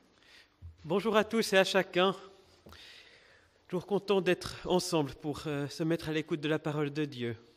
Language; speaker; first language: French; native; French